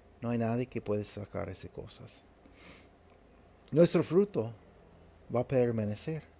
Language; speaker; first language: Spanish; non-native, fluent; English